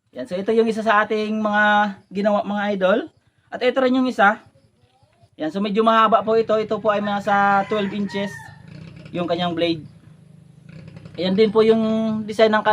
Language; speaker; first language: Filipino; non-native, local second language; Bikol